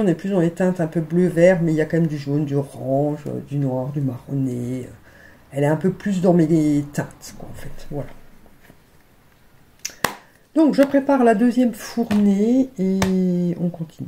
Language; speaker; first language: French; native; French